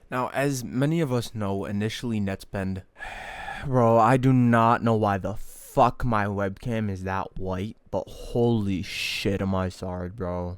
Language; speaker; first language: English; native; English